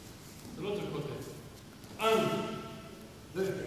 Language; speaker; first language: French; non-native, fluent; Romanian